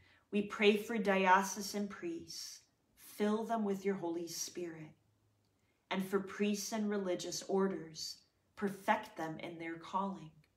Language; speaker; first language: English; native; English